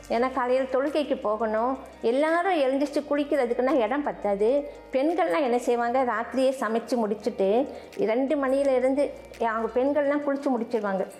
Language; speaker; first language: Tamil; native; Tamil